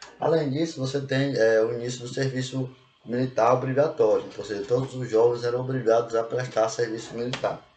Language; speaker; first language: Portuguese; native; Portuguese